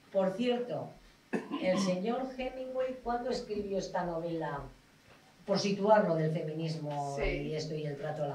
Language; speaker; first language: Spanish; native; Spanish